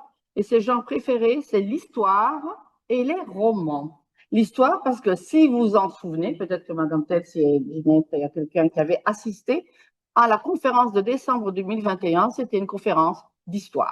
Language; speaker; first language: French; non-native, fluent; Italian